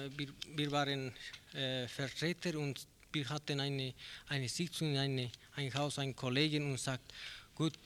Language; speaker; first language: German; non-native, learner; Spanish